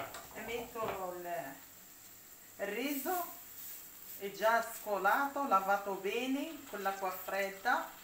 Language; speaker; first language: Italian; non-native, learner; Arabic